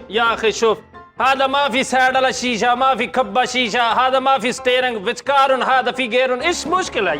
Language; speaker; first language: Arabic; non-native, learner; Punjabi